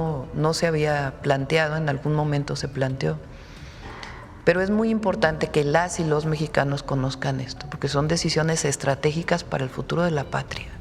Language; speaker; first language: Spanish; native; Spanish